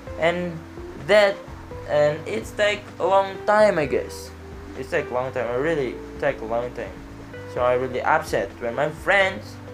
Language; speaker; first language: English; non-native, learner; Indonesian